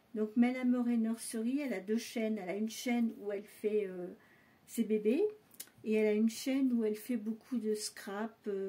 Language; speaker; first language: French; native; French